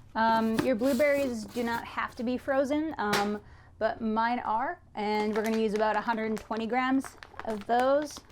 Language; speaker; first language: English; native; English